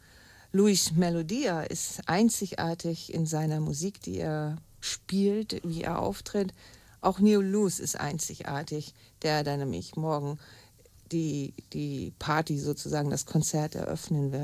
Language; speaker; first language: German; native; German